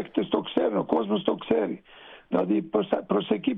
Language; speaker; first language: Greek; non-native, fluent; Serbian